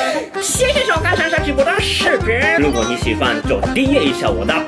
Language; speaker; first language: Chinese; non-native, fluent; Japanese